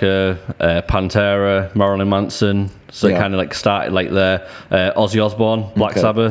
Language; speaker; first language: English; native; English